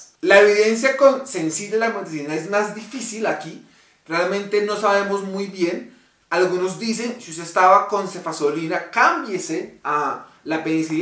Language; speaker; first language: Spanish; native; Spanish